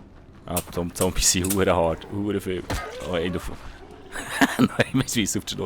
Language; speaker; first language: German; native; German